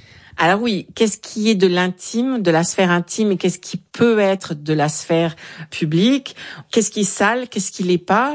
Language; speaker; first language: French; native; French